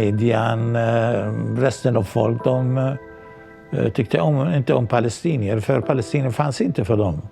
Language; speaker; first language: Swedish; non-native, local second language; Arabic